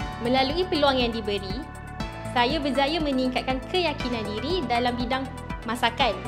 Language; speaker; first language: Malay; native; Malay